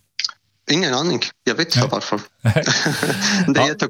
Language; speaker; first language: Swedish; non-native, fluent; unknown